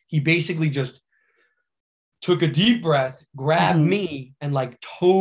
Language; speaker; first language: English; native; English